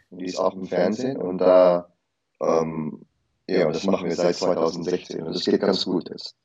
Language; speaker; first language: German; early bilingual, heritage; German